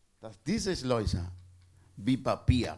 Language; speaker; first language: German; non-native, learner; Spanish